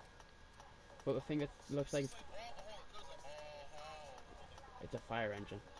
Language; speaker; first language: English; native; English